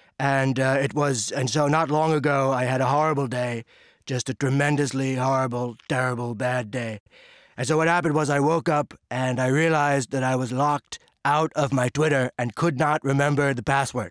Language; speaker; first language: English; native; English